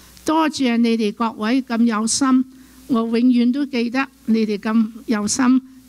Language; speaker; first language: Cantonese; early bilingual, other home language; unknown